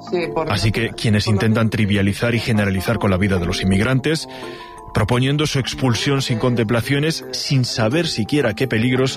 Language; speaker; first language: Spanish; native; Spanish